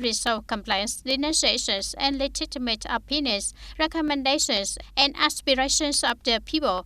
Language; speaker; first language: English; non-native, fluent; Vietnamese